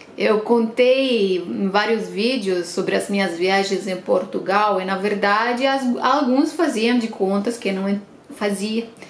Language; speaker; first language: Portuguese; non-native, fluent; Romanian